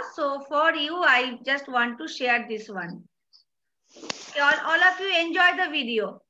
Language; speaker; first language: English; non-native, learner; Bangla